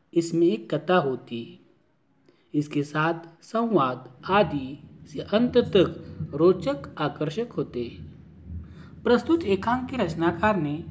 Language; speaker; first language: Hindi; non-native, local second language; Marathi